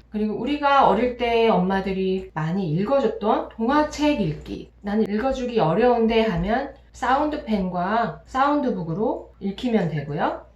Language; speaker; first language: Korean; native; Korean